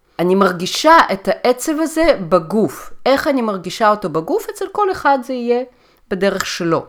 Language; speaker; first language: Hebrew; early bilingual, other home language; Russian